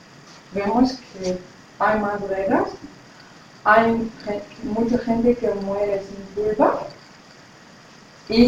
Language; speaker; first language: Spanish; non-native, fluent; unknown